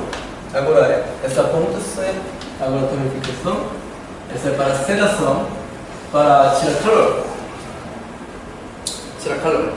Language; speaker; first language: Portuguese; non-native, learner; Korean